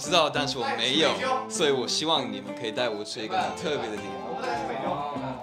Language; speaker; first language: Chinese; non-native, fluent; Japanese